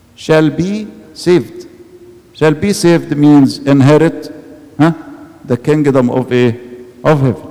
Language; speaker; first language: English; non-native, fluent; Arabic